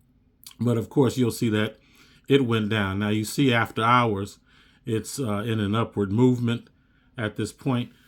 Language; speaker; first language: English; native; English